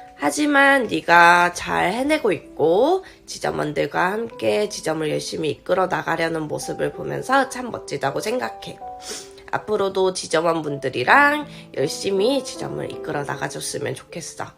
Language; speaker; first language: Korean; native; Korean